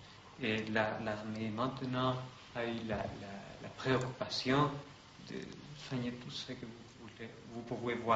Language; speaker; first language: French; non-native, fluent; Spanish